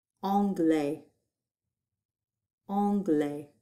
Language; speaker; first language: French; non-native, fluent; English